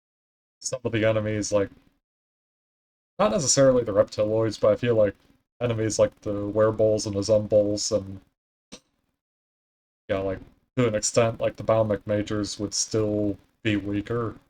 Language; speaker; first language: English; native; English